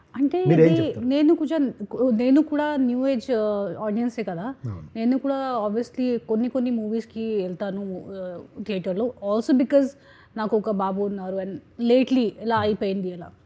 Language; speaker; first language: Telugu; non-native, learner; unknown